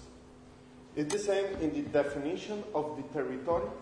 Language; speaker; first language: English; non-native, learner; Spanish